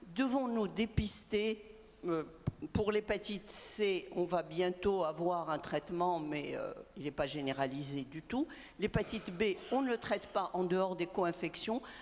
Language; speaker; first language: French; non-native, local second language; Arabic